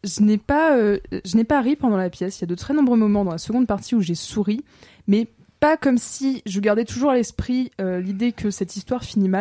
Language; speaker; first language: French; native; French